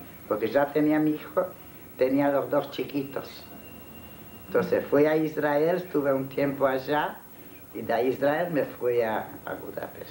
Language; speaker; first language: Spanish; non-native, fluent; Hungarian